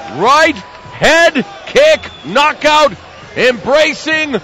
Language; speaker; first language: English; native; English